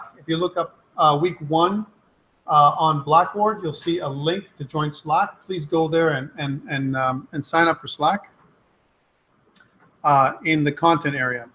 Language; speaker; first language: English; native; English